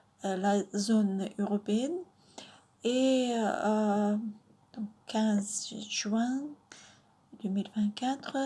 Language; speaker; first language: French; non-native, fluent; Russian